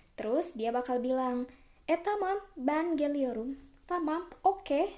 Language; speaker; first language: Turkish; non-native, fluent; Indonesian